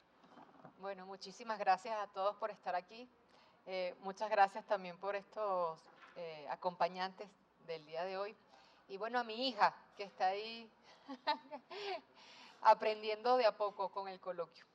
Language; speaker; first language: Spanish; native; Spanish